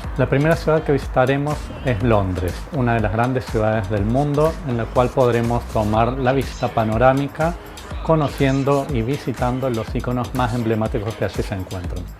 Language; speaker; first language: Spanish; native; Spanish